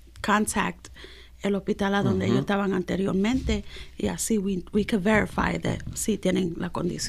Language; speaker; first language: Spanish; early bilingual, heritage; Spanish